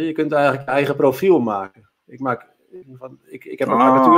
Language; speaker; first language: Dutch; native; Dutch